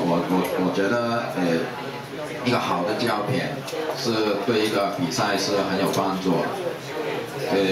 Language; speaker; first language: Chinese; non-native, local second language; Cantonese